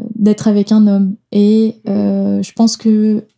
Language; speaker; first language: French; non-native, fluent; Danish